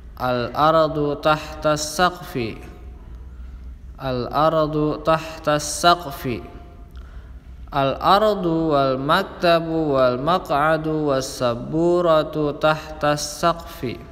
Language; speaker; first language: Arabic; non-native, fluent; Indonesian